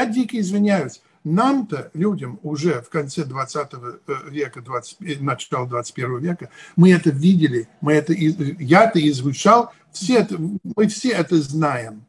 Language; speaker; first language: Russian; non-native, fluent; English